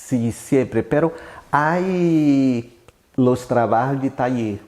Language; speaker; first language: Spanish; non-native, learner; Portuguese